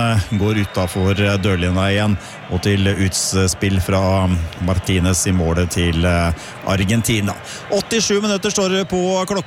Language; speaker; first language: Norwegian; native; Norwegian